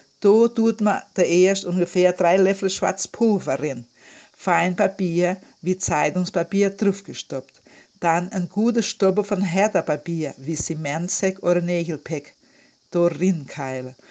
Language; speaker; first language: German; early bilingual, heritage; German